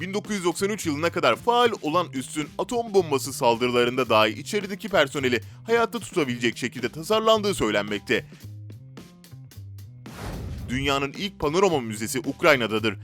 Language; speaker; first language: Turkish; native; Turkish